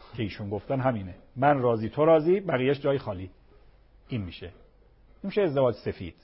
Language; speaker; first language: Persian; native; Persian